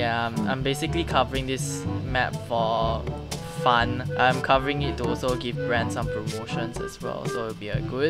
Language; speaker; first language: English; non-native, local second language; Korean